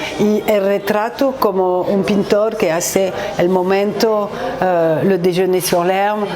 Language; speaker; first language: Spanish; non-native, learner; French